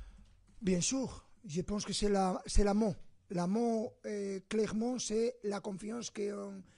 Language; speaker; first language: French; non-native, fluent; Spanish